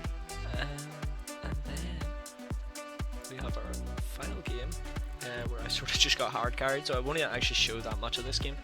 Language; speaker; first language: English; native; English